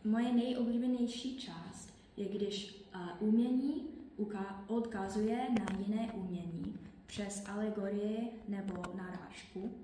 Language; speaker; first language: Czech; non-native, learner; English